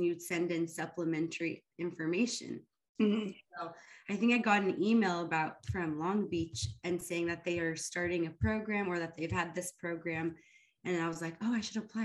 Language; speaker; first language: English; early bilingual, other home language; Arabic